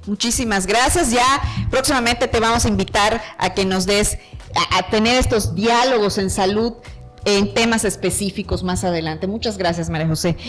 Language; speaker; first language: Spanish; native; Spanish